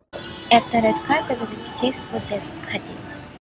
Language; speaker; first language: Russian; non-native, fluent; Korean